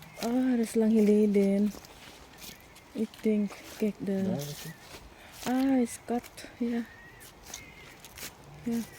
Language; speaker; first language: Dutch; non-native, learner; Filipino